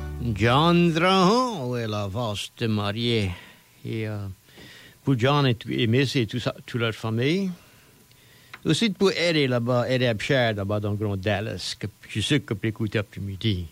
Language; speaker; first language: French; native; French